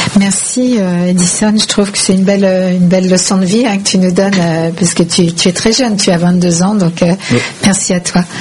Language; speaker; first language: French; native; French